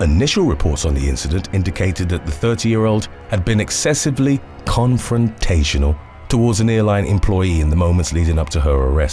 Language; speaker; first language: English; native; English